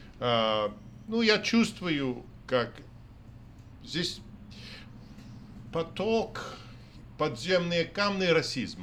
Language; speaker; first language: Russian; non-native, fluent; English